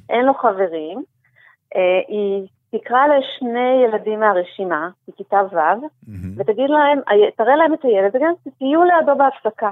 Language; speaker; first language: Hebrew; native; Hebrew